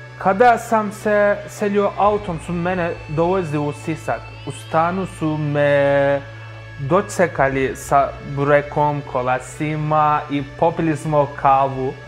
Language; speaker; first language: Croatian; non-native, learner; Turkish